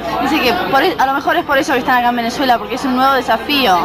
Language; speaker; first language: Spanish; native; Spanish